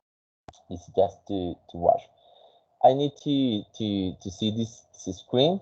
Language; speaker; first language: English; non-native, fluent; Spanish